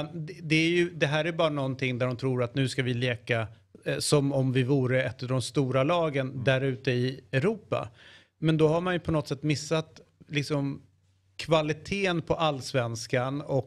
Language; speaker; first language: Swedish; native; Swedish